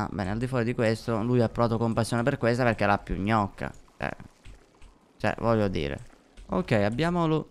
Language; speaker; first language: Italian; native; Italian